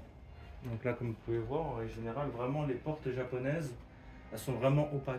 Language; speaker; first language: French; native; French